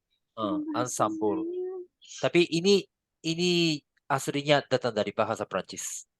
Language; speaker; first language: Indonesian; non-native, learner; Japanese